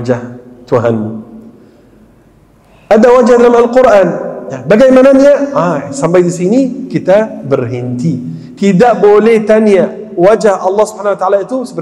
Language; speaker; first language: Indonesian; non-native, fluent; Arabic